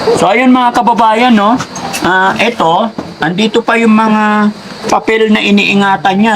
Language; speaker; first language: Filipino; native; Filipino